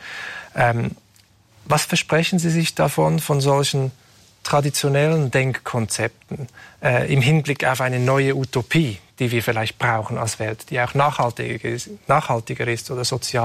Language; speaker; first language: German; native; German